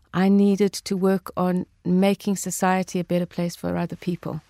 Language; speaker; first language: English; native; English